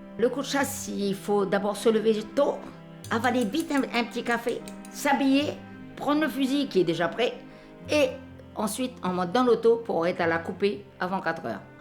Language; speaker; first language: French; native; French